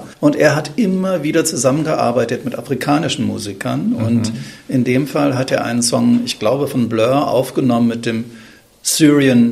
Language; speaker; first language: German; native; German